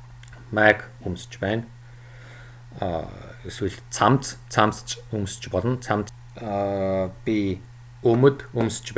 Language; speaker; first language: Mongolian; non-native, fluent; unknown